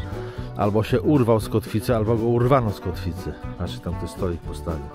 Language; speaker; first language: Polish; native; Polish